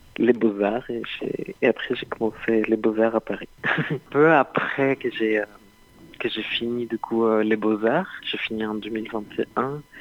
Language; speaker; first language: French; non-native, fluent; Spanish